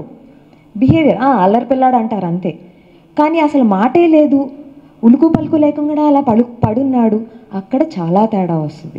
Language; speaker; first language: Telugu; native; Telugu